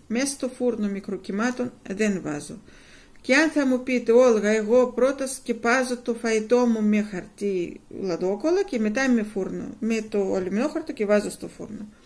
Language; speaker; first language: Greek; non-native, fluent; Russian